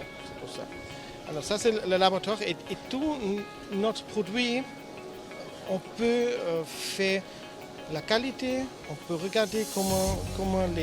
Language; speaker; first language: French; non-native, learner; German